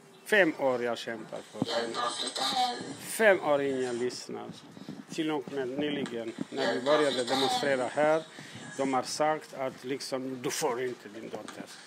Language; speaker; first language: Swedish; non-native, learner; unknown